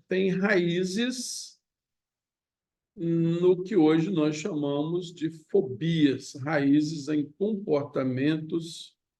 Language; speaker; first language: Portuguese; native; Portuguese